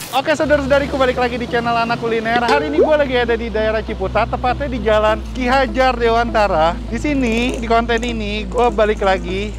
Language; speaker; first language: Indonesian; native; Indonesian